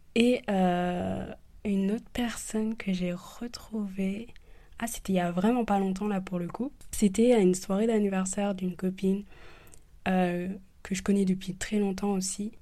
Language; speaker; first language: French; early bilingual, other home language; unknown